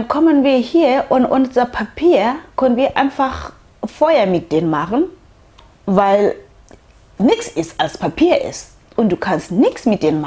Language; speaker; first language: German; non-native, fluent; Tswana